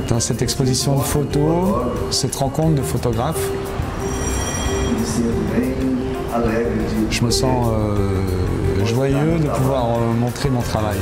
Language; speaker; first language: French; non-native, fluent; Portuguese